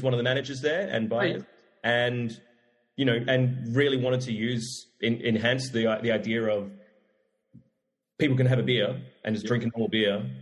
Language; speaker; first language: English; native; English